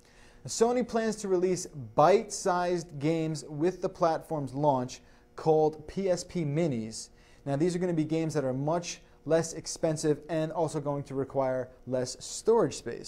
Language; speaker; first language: English; native; English